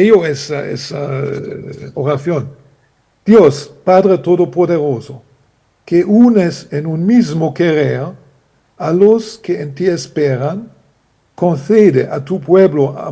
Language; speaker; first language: Spanish; non-native, fluent; German